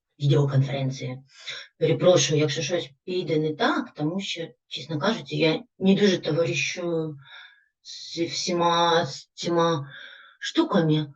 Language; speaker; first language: Ukrainian; non-native, local second language; Russian